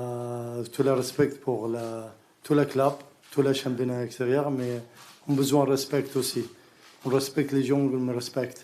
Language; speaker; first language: French; non-native, learner; Arabic